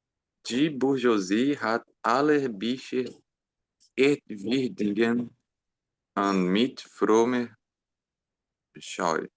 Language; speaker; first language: German; non-native, learner; Portuguese